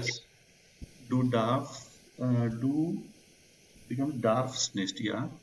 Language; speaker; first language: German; non-native, fluent; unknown